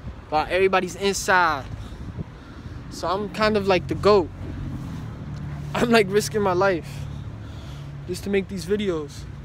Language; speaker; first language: English; early bilingual, other home language; Spanish